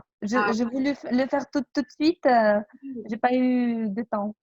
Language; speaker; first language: French; non-native, fluent; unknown